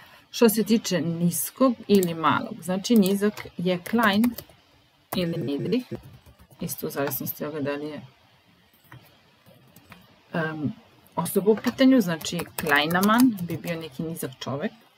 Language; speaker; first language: Serbian; native; Serbian